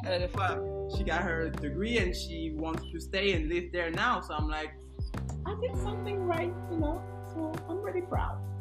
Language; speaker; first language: English; non-native, fluent; French